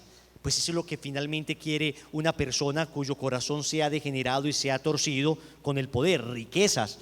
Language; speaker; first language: Spanish; native; Spanish